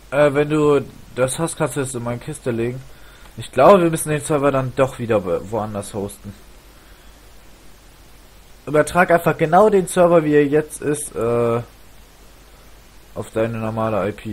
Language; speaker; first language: German; native; German